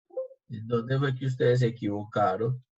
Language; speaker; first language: Spanish; native; Spanish